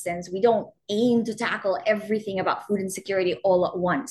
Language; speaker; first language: English; non-native, local second language; Filipino